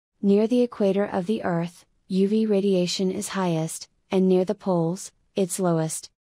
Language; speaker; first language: English; non-native, fluent; Finnish